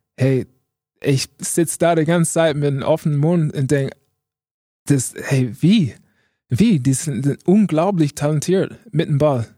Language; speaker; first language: German; non-native, fluent; English